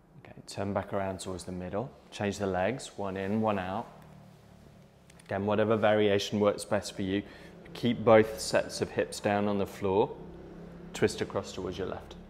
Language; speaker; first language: English; native; English